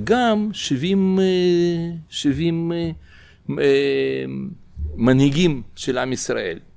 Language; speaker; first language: Hebrew; non-native, fluent; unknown